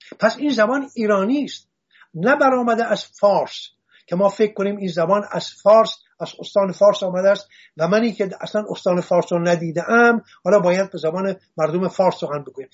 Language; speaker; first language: Persian; non-native, local second language; Assyrian Neo-Aramaic